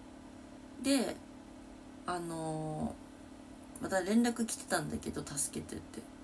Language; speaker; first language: Japanese; native; Japanese